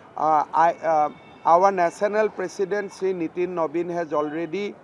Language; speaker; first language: English; non-native, local second language; Assamese